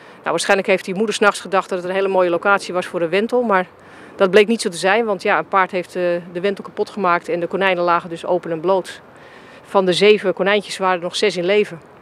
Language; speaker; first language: Dutch; native; Dutch